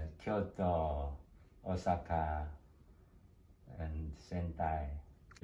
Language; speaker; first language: English; non-native, local second language; Chinese